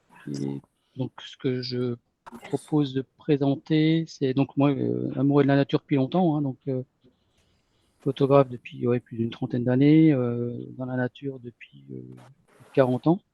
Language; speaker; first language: French; native; French